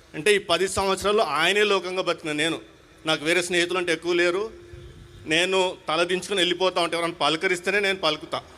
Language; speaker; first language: Telugu; non-native, local second language; Hindi